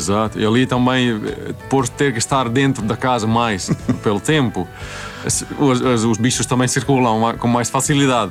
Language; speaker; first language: Portuguese; non-native, fluent; Swedish